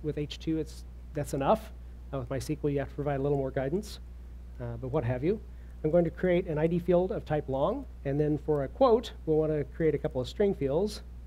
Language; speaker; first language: English; native; English